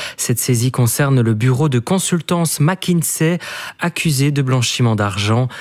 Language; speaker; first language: French; native; French